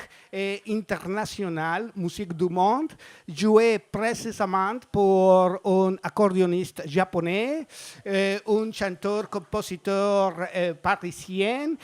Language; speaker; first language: French; non-native, fluent; Spanish